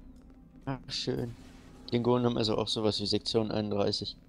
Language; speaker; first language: German; native; German